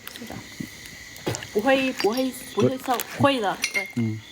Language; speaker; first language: Chinese; non-native, fluent; Vietnamese